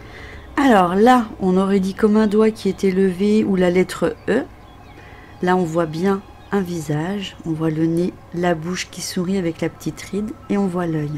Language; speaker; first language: French; native; French